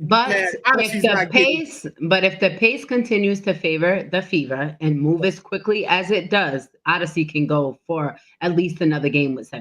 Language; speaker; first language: English; native; English